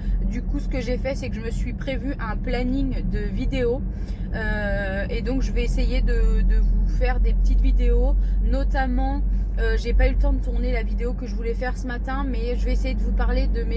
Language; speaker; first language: French; native; French